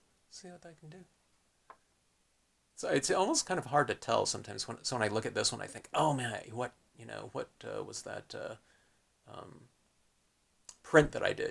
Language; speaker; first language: English; native; English